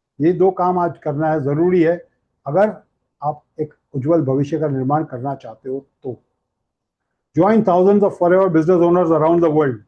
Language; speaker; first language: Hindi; non-native, local second language; Gujarati